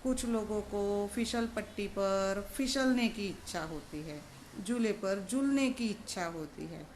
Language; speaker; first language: Hindi; non-native, local second language; Gujarati